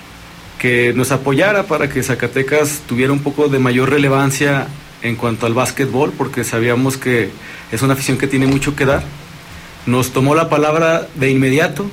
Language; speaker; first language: Spanish; native; Spanish